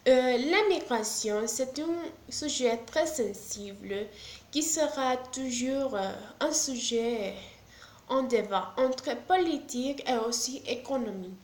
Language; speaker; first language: French; non-native, learner; Spanish